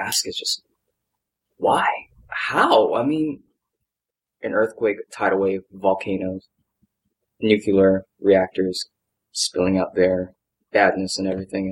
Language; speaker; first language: English; native; English